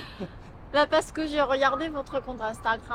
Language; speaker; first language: French; non-native, fluent; Japanese